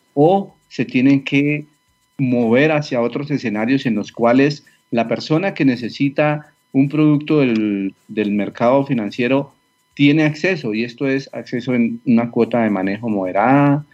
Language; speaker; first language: Spanish; native; Spanish